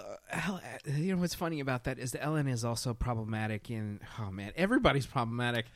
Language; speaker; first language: English; native; English